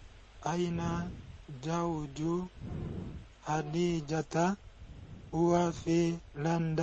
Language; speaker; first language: Arabic; non-native, learner; Indonesian